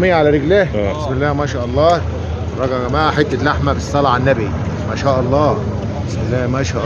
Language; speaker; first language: Arabic; native; Arabic